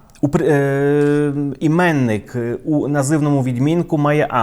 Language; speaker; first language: Ukrainian; non-native, fluent; Polish